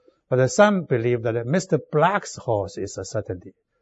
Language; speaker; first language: English; non-native, fluent; Chinese